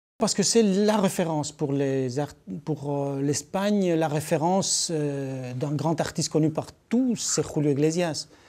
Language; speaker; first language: French; early bilingual, other home language; Spanish